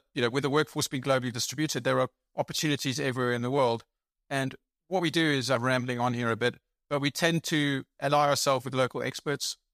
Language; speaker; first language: English; native; English